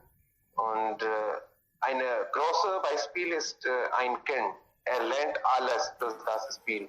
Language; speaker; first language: German; non-native, learner; Hindi